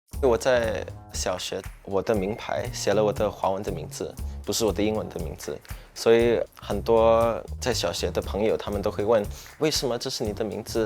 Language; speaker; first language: Chinese; non-native, local second language; English